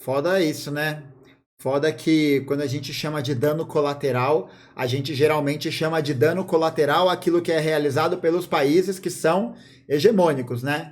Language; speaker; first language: Portuguese; native; Portuguese